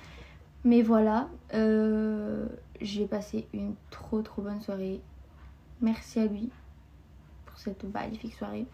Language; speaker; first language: French; native; French